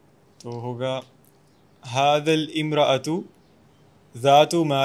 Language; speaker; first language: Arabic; non-native, learner; Urdu